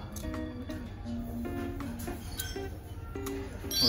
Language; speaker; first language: Japanese; non-native, learner; Chinese